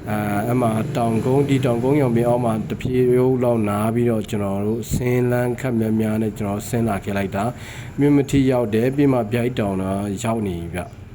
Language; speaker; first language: Burmese; native; Burmese